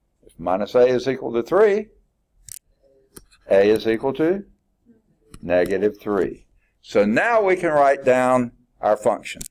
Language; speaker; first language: English; native; English